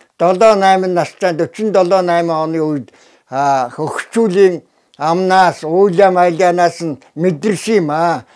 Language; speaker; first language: Mongolian; native; Mongolian